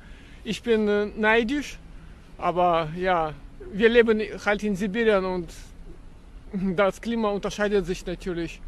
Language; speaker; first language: German; non-native, fluent; Russian